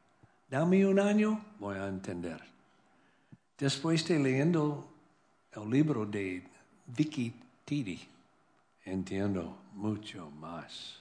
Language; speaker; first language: Spanish; non-native, learner; English